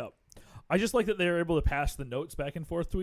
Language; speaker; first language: English; native; English